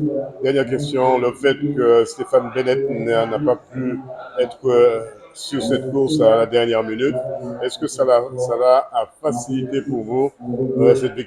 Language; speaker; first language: French; native; French